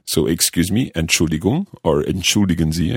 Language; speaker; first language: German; non-native, learner; English